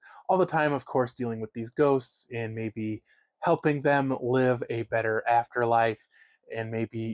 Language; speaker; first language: English; native; English